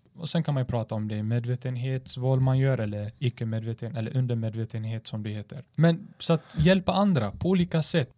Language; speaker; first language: Swedish; early bilingual, other home language; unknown